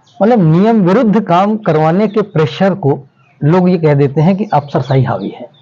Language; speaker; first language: Hindi; native; Hindi